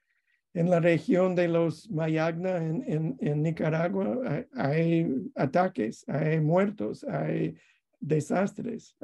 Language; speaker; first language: Spanish; non-native, fluent; English